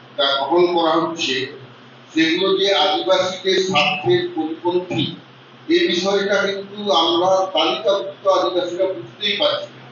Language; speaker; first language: Bangla; non-native, local second language; Santali